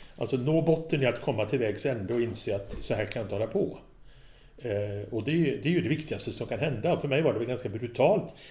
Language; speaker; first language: Swedish; native; Swedish